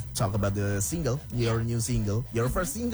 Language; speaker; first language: English; non-native, fluent; Indonesian